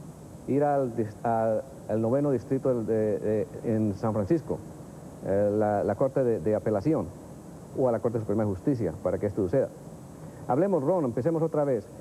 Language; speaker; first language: Spanish; native; Spanish